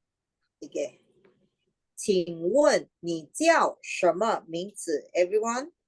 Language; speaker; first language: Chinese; non-native, fluent; Filipino